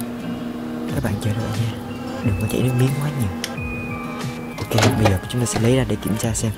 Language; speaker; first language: Vietnamese; native; Vietnamese